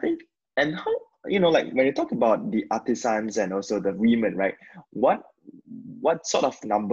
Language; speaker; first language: English; non-native, local second language; Chinese